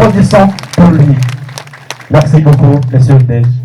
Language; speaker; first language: French; non-native, local second language; Rundi